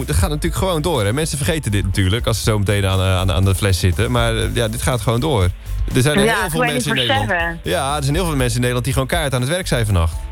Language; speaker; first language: Dutch; native; Dutch